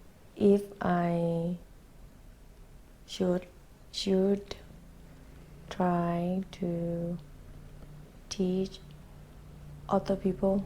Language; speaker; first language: English; non-native, learner; Thai